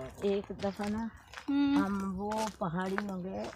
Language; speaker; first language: Hindi; non-native, local second language; Punjabi